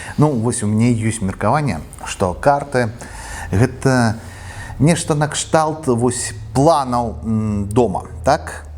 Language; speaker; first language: Belarusian; non-native, local second language; Russian